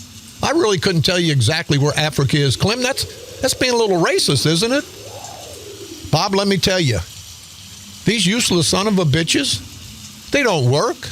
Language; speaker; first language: English; native; English